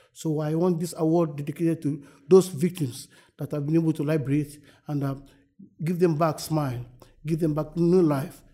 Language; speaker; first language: English; non-native, local second language; Yoruba